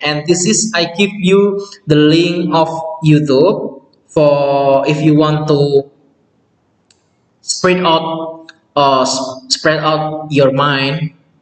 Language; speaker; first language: English; non-native, fluent; Indonesian